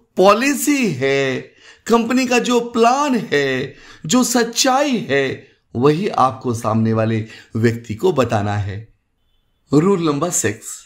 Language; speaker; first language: Hindi; native; Hindi